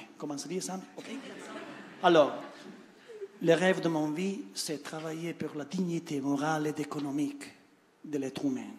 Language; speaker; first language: French; non-native, learner; Italian